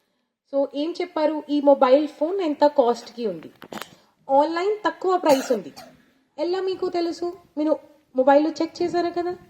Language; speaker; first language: Telugu; non-native, learner; Hindi